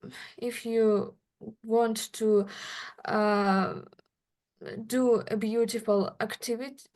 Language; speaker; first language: English; non-native, learner; Russian